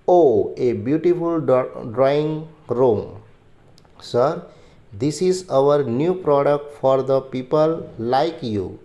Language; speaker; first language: English; non-native, local second language; Gujarati